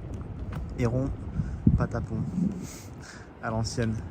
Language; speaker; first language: French; native; French